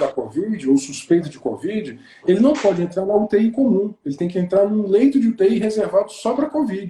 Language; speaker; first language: Portuguese; native; Portuguese